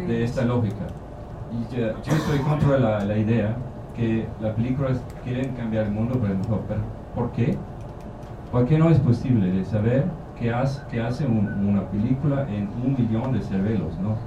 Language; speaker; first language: Spanish; non-native, learner; German